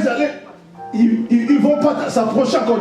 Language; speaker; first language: French; non-native, local second language; Lingala